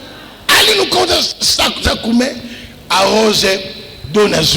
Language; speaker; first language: Portuguese; non-native, learner; Lingala